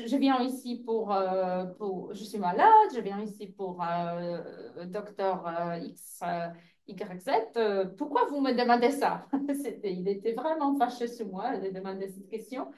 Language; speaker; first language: French; non-native, fluent; Polish